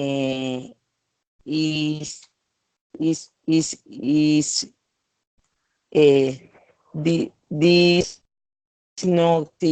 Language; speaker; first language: English; non-native, learner; Spanish